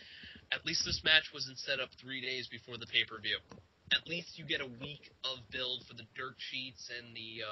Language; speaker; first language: English; native; English